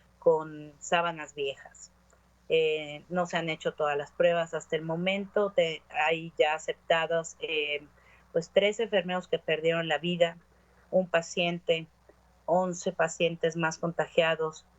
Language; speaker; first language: Spanish; native; Spanish